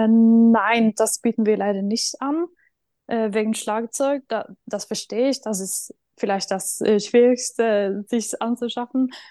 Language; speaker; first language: German; non-native, fluent; Norwegian